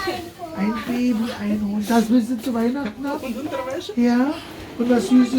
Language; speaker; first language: German; native; German